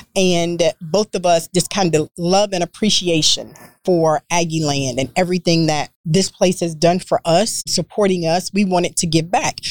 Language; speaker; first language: English; native; English